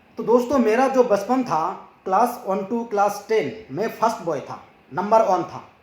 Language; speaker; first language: Hindi; non-native, local second language; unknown